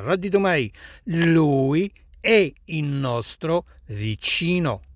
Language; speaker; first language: Italian; non-native, fluent; Arabic